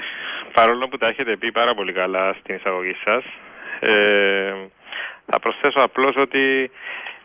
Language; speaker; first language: Greek; native; Greek